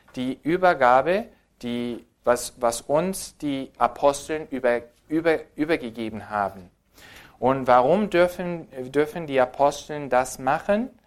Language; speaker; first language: German; non-native, fluent; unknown